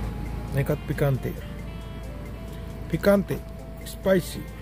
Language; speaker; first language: Spanish; non-native, learner; Sinhala